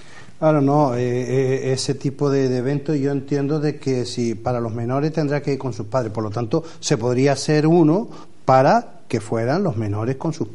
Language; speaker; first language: Spanish; native; Spanish